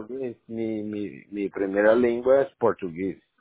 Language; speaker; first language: Spanish; non-native, learner; Portuguese